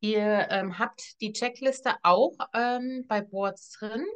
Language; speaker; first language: German; native; German